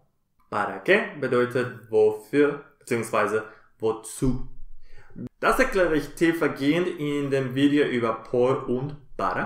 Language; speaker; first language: German; non-native, fluent; Spanish